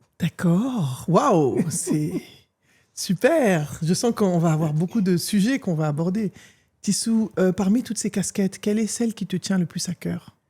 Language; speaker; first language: French; non-native, local second language; Wolof